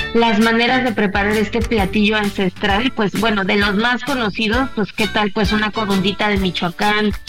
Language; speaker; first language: Spanish; native; Spanish